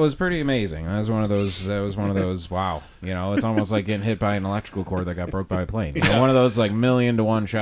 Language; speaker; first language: English; native; English